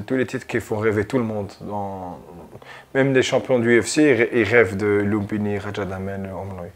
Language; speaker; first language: French; early bilingual, other home language; Arabic